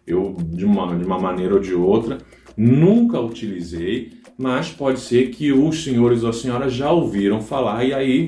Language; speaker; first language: Portuguese; native; Portuguese